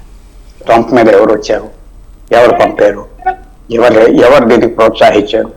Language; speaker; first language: Telugu; native; Telugu